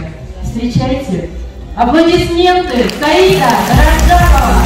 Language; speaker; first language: Russian; native; Russian